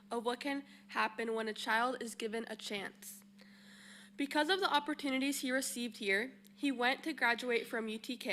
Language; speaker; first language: English; early bilingual, other home language; Spanish